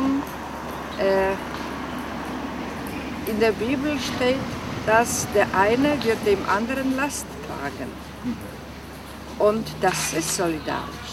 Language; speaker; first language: German; non-native, fluent; Polish